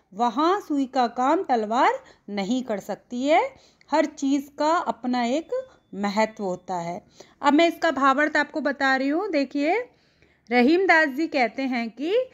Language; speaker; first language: Hindi; native; Hindi